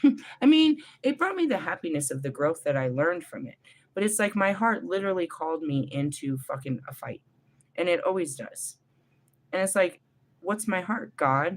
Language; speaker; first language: English; native; English